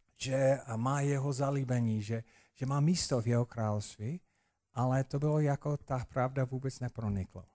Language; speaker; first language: Czech; non-native, fluent; English